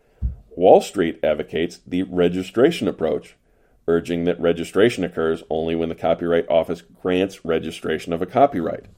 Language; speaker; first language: English; native; English